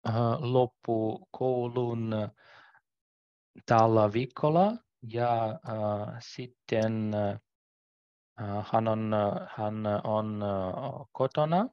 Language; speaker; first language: Finnish; non-native, learner; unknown